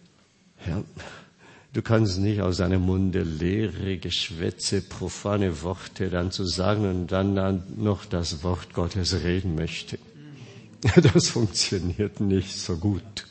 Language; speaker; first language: German; non-native, fluent; Korean